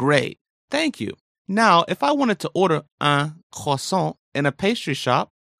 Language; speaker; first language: English; native; English